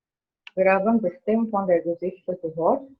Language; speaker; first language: German; non-native, learner; Indonesian